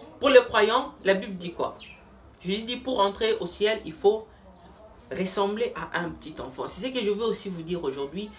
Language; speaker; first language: French; non-native, local second language; Lingala